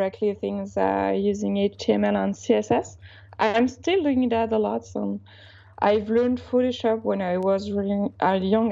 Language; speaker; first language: English; non-native, fluent; Swiss German